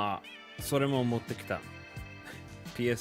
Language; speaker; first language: Japanese; non-native, learner; English